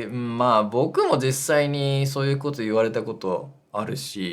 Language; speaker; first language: Japanese; native; Japanese